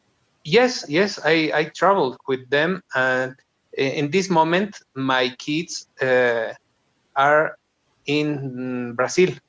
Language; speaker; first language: English; non-native, learner; Spanish